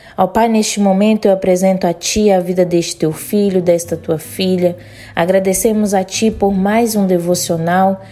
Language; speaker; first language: Portuguese; native; Portuguese